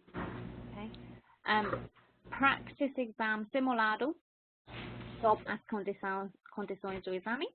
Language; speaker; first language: Portuguese; non-native, fluent; English